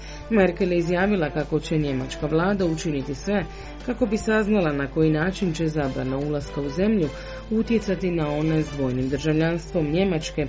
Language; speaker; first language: Croatian; native; Croatian